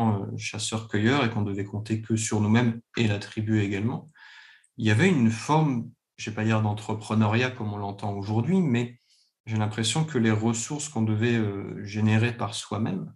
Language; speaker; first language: French; native; French